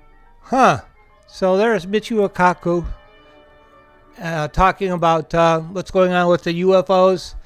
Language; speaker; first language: English; native; English